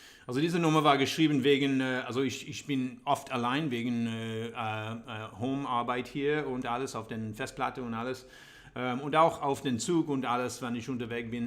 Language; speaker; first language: German; non-native, learner; English